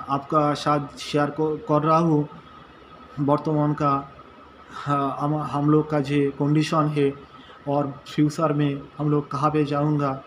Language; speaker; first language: Hindi; non-native, local second language; Bangla